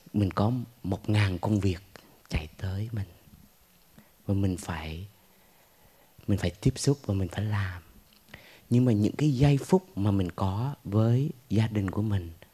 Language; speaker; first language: Vietnamese; early bilingual, heritage; Vietnamese